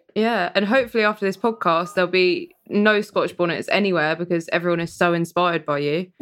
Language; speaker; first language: English; early bilingual, other home language; Persian